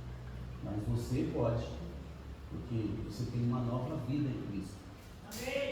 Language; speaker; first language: Portuguese; native; Portuguese